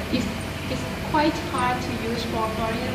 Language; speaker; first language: English; non-native, learner; Thai